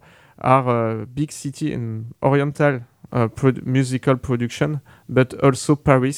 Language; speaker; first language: English; non-native, learner; French